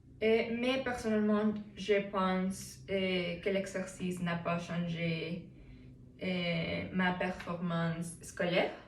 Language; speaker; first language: French; non-native, learner; Spanish